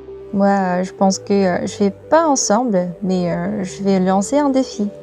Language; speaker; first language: French; non-native, learner; Korean